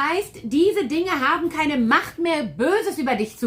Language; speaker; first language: German; native; German